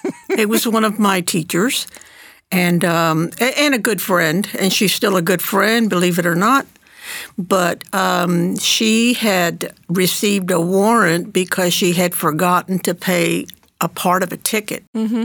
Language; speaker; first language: English; early bilingual, other home language; Spanish